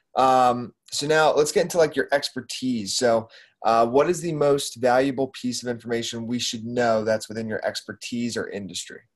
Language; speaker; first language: English; native; English